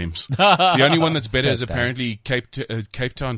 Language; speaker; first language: English; native; English